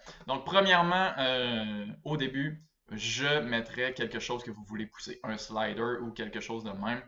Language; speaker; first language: French; native; French